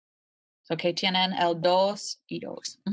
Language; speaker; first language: Spanish; non-native, learner; English